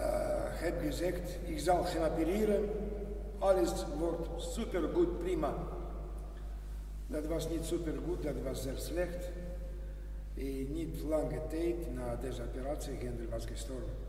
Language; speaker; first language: Dutch; non-native, learner; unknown